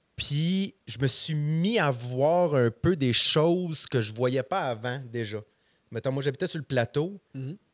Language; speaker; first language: French; native; French